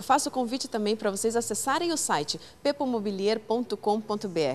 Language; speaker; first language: Portuguese; native; Portuguese